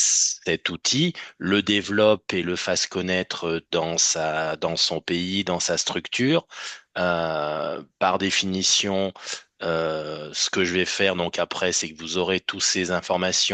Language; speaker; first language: French; native; French